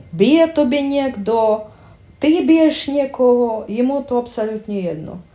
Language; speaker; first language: Czech; non-native, learner; Russian